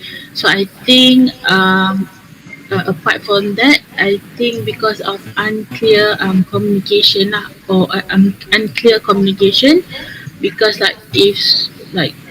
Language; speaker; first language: English; non-native, learner; Malay